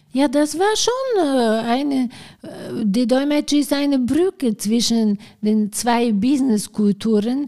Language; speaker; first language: German; non-native, fluent; Bulgarian